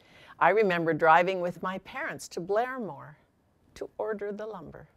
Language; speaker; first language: English; native; English